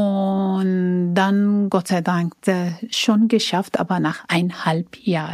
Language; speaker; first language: German; non-native, learner; Arabic